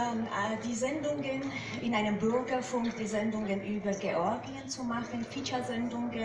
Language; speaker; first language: German; non-native, fluent; Georgian